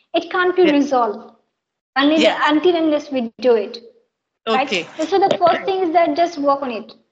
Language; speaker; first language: English; non-native, local second language; Hindi